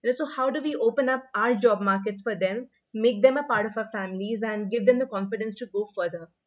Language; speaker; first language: English; non-native, local second language; Hindi